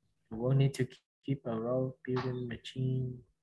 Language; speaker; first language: English; non-native, learner; Vietnamese